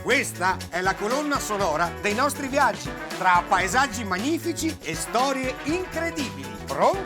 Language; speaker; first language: Italian; native; Italian